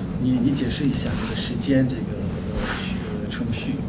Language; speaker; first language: Chinese; non-native, fluent; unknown